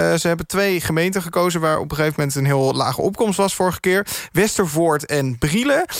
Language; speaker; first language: Dutch; native; Dutch